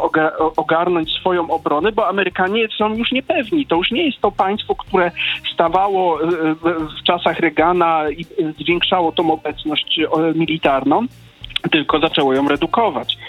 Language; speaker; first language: Polish; native; Polish